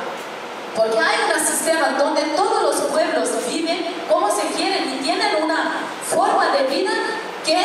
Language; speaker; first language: Spanish; non-native, fluent; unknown